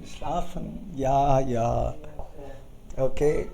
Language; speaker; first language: German; non-native, fluent; Hindi